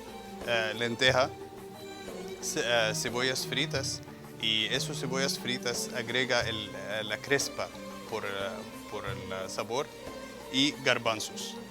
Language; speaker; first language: Spanish; non-native, fluent; Arabic